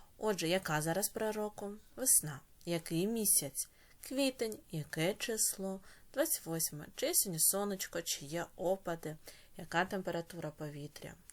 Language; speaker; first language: Ukrainian; native; Ukrainian